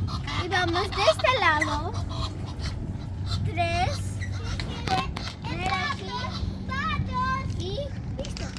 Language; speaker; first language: Spanish; non-native, learner; Portuguese